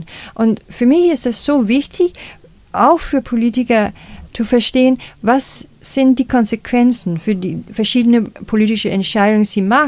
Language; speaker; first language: German; non-native, fluent; Danish